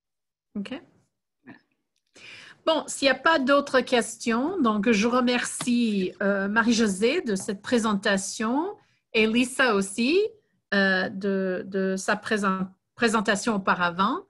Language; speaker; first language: French; non-native, fluent; English